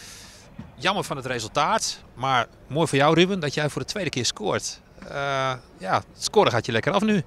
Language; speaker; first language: Dutch; native; Dutch